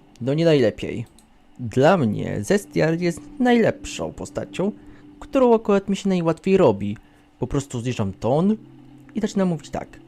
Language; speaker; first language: Polish; native; Polish